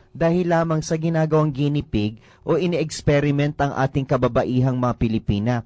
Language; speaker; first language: Filipino; native; Filipino